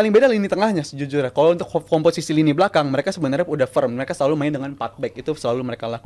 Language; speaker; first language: Indonesian; native; Indonesian